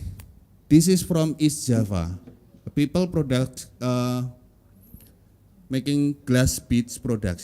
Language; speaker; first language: English; non-native, learner; Indonesian